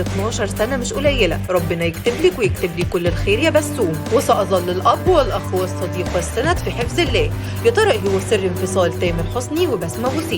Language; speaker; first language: Arabic; native; Arabic